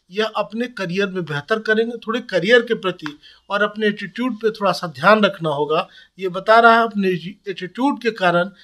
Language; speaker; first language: Hindi; native; Hindi